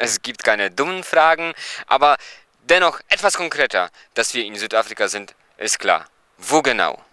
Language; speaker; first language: German; non-native, fluent; Polish